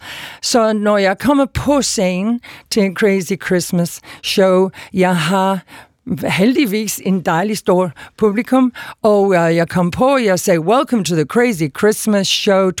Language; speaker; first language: Danish; non-native, fluent; English